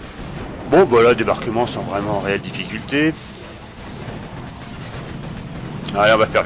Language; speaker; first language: French; native; French